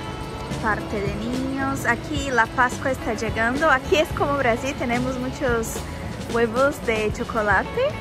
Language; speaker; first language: Spanish; non-native, fluent; Portuguese